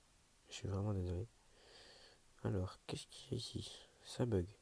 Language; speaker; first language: French; native; French